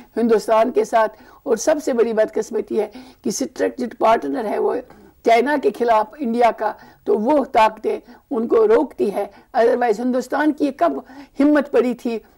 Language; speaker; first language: Urdu; non-native, local second language; Kashmiri